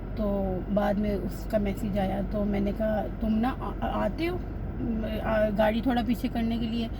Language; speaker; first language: Hindi; native; Hindi